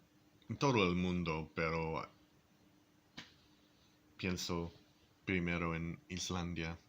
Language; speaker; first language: Spanish; non-native, learner; English